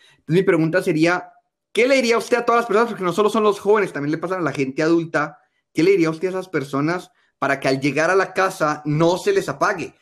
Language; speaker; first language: Spanish; native; Spanish